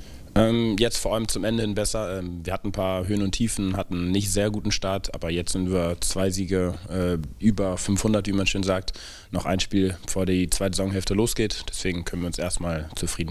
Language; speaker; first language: German; native; German